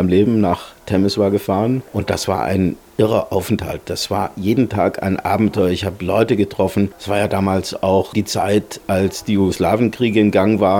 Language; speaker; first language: German; native; German